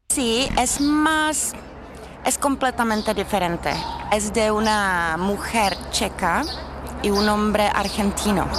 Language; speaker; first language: Spanish; non-native, fluent; Czech